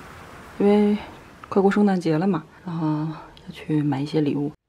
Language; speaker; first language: Chinese; native; Chinese